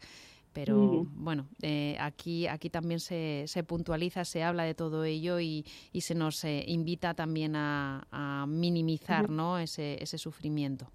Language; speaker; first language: Spanish; native; Spanish